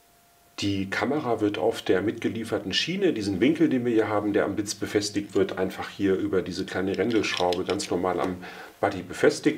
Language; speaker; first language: German; native; German